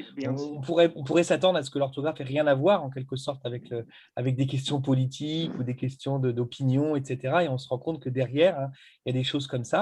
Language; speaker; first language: French; native; French